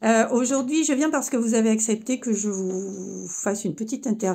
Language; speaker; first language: French; native; French